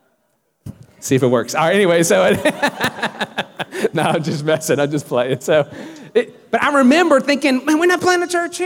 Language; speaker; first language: English; native; English